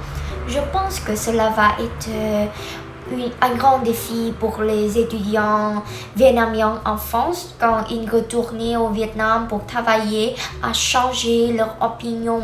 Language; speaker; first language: French; non-native, learner; Vietnamese